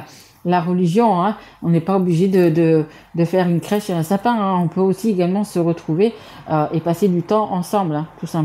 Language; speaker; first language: French; native; French